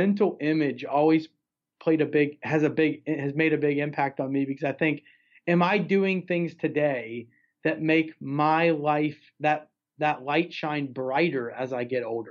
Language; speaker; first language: English; native; English